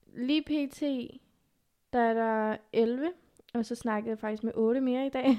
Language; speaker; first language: Danish; early bilingual, other home language; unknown